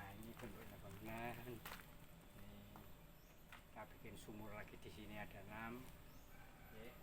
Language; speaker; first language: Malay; non-native, local second language; Javanese